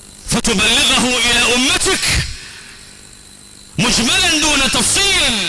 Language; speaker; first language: Arabic; non-native, local second language; Swahili